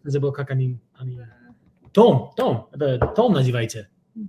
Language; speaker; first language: Russian; non-native, fluent; English